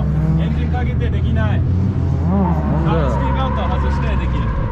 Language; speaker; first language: Japanese; non-native, learner; English